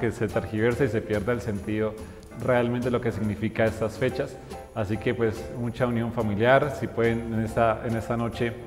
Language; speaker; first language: Spanish; native; Spanish